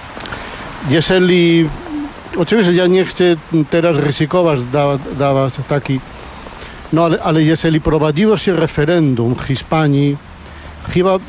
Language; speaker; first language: Polish; non-native, learner; Spanish